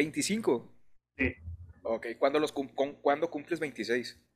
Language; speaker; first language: Spanish; native; Spanish